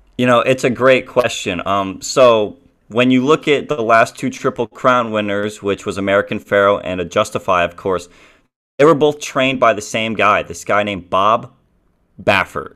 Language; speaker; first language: English; native; English